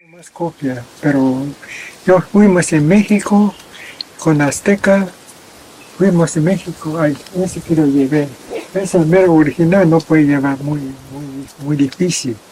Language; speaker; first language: Spanish; non-native, local second language; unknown